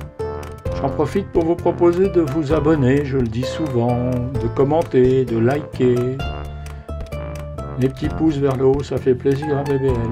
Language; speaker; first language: French; native; French